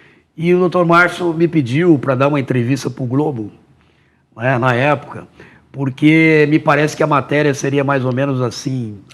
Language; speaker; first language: Portuguese; native; Portuguese